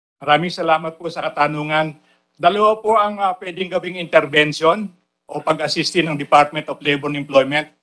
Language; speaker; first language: Filipino; native; Filipino